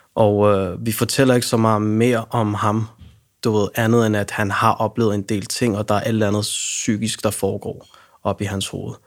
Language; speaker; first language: Danish; early bilingual, other home language; Arabic